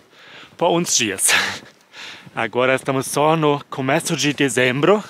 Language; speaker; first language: Portuguese; non-native, fluent; German